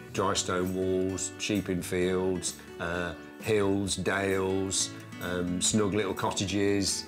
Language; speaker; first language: English; native; English